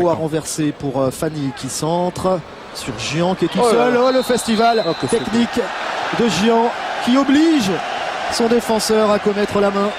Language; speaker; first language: French; native; French